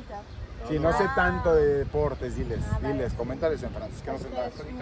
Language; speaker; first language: Spanish; native; Spanish